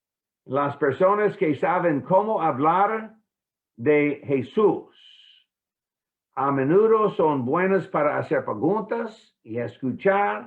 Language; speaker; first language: Spanish; non-native, fluent; English